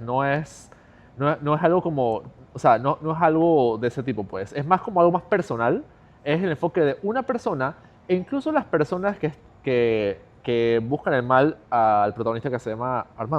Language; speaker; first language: Spanish; native; Spanish